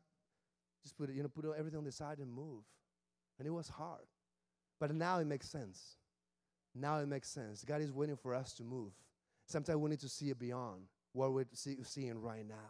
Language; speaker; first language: English; non-native, fluent; Spanish